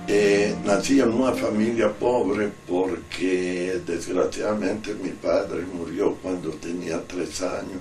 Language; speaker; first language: Spanish; non-native, fluent; Italian